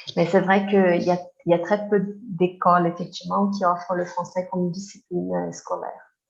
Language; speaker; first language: French; non-native, fluent; Portuguese